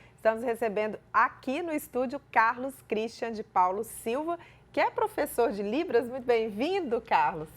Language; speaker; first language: Portuguese; native; Portuguese